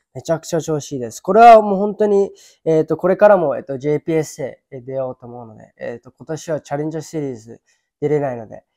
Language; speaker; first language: Japanese; early bilingual, other home language; English